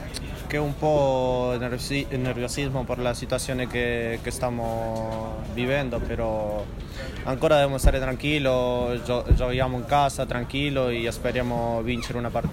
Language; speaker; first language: Italian; non-native, learner; Spanish